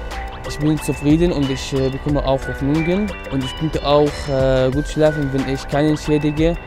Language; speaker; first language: German; non-native, learner; Arabic